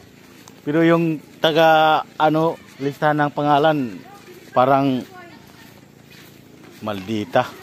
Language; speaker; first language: Filipino; early bilingual, heritage; Filipino